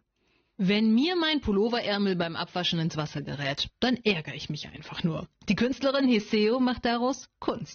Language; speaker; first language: German; native; German